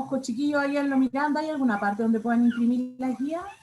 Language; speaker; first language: Spanish; native; Spanish